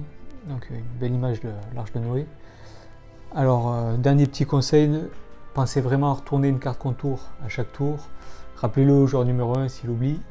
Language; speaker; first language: French; native; French